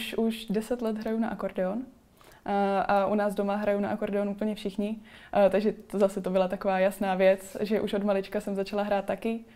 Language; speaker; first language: Czech; native; Czech